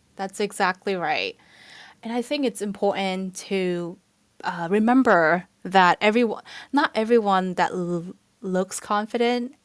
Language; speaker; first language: English; non-native, fluent; Chinese